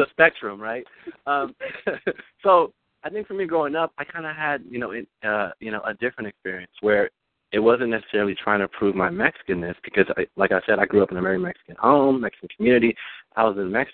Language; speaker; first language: English; early bilingual, other home language; Spanish